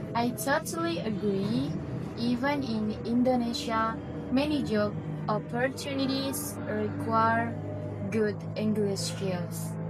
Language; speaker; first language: English; non-native, learner; Indonesian